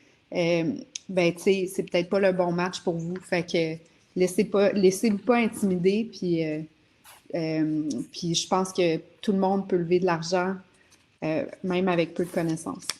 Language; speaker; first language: French; native; French